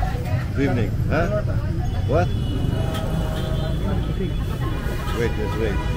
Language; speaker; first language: English; non-native, learner; Turkish